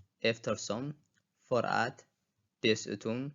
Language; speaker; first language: Swedish; non-native, fluent; Tigrinya